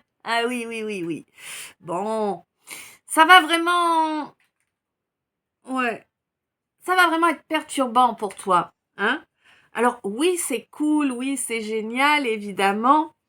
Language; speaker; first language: French; native; French